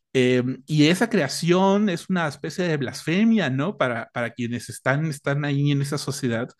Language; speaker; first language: Spanish; native; Spanish